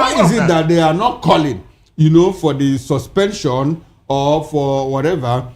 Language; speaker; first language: English; non-native, local second language; Igbo